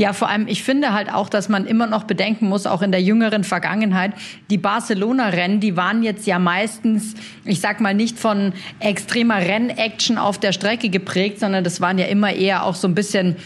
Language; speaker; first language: German; native; German